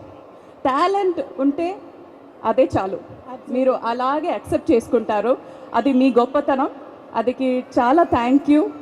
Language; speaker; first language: Telugu; non-native, fluent; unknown